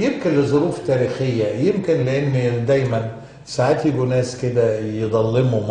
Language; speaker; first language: Arabic; native; Arabic